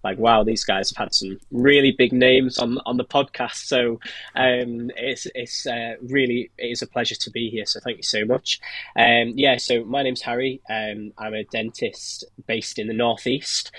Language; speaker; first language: English; native; English